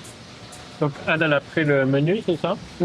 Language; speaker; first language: French; native; French